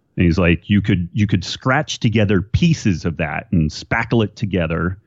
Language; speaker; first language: English; native; English